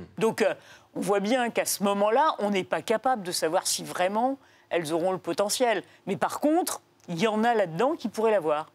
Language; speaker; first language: French; native; French